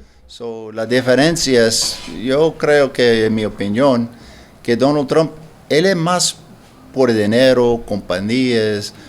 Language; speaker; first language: Spanish; non-native, learner; English